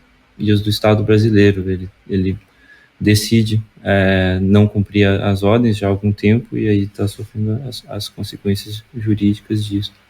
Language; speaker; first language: Portuguese; native; Portuguese